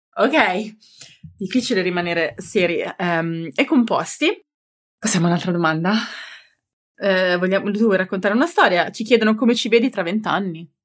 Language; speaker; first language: Italian; native; Italian